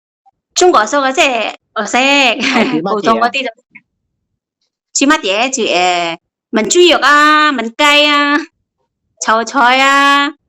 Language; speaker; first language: Cantonese; non-native, fluent; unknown